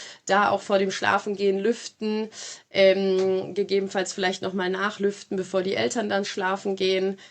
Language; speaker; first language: German; native; German